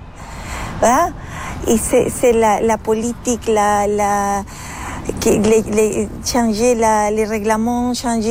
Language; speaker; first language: French; non-native, learner; Spanish